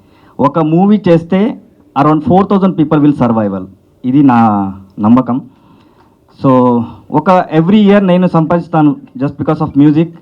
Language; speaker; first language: Telugu; non-native, learner; Kannada